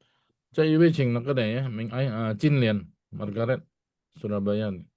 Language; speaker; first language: Chinese; non-native, fluent; Indonesian